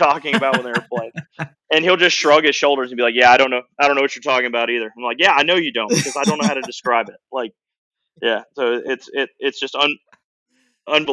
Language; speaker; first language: English; native; English